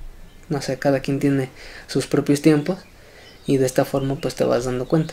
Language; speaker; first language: Spanish; native; Spanish